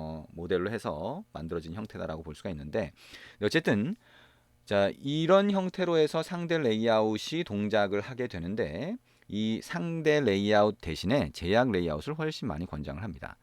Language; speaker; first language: Korean; native; Korean